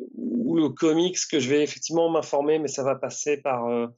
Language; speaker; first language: French; native; French